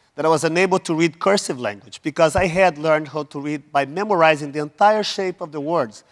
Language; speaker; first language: English; non-native, fluent; Portuguese